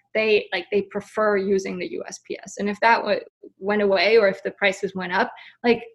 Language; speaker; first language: English; non-native, fluent; German